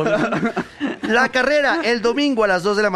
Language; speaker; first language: Spanish; native; Spanish